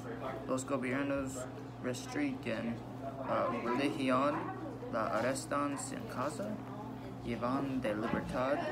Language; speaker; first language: Spanish; non-native, learner; English